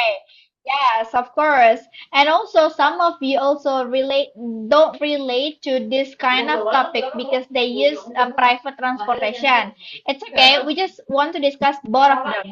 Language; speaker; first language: English; non-native, learner; Indonesian